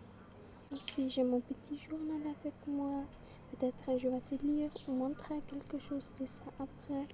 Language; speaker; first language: French; non-native, learner; German